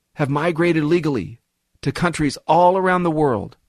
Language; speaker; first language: English; early bilingual, other home language; Arabic